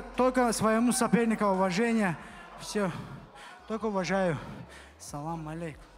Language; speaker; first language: Russian; non-native, local second language; Azerbaijani